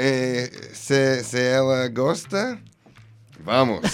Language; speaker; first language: Portuguese; non-native, learner; English